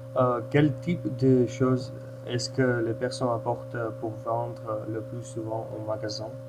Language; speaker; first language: French; non-native, fluent; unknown